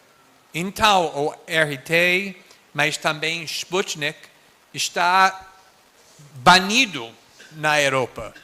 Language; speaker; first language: Portuguese; non-native, fluent; English